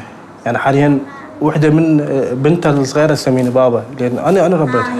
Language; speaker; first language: Arabic; native; Arabic